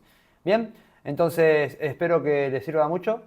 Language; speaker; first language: Spanish; native; Spanish